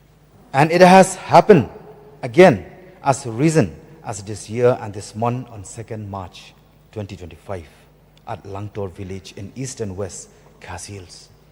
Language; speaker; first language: English; non-native, local second language; Khasi